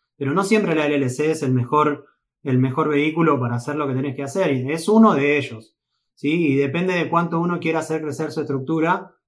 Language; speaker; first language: Spanish; native; Spanish